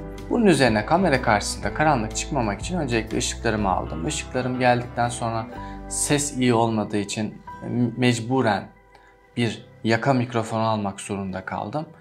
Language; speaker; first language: Turkish; native; Turkish